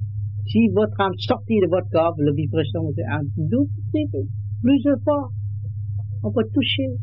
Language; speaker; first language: French; non-native, learner; Vietnamese